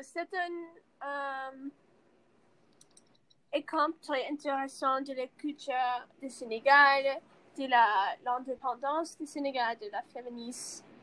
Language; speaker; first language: French; non-native, learner; English